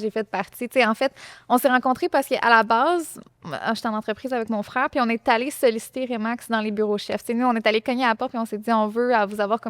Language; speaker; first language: French; native; French